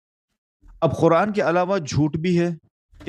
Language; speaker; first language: Hindi; early bilingual, heritage; Urdu